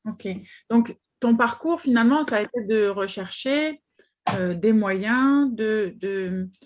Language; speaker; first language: French; native; French